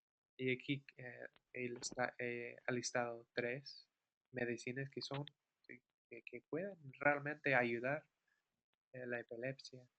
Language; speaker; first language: Spanish; non-native, fluent; English